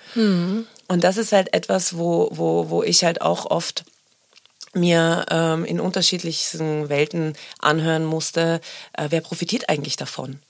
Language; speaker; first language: German; early bilingual, other home language; Persian